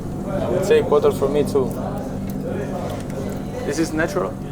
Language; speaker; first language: English; non-native, learner; Italian